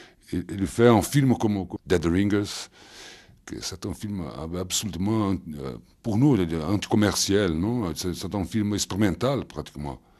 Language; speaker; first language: French; non-native, fluent; Portuguese